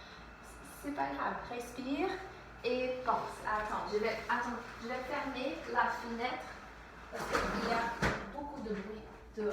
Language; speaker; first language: French; non-native, fluent; English